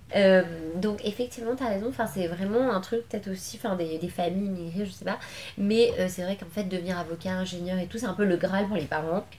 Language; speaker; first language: French; native; French